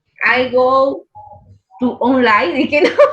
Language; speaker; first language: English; non-native, learner; Spanish